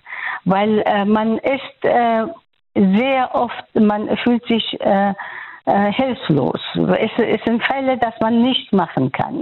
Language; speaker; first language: German; non-native, fluent; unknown